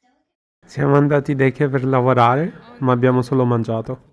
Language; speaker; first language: Italian; non-native, learner; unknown